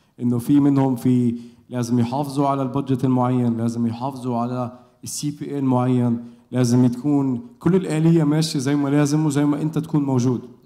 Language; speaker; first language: Arabic; native; Arabic